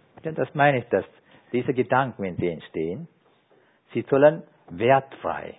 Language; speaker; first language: German; non-native, fluent; Sinhala